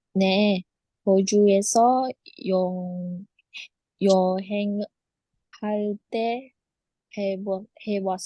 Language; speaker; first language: Korean; non-native, learner; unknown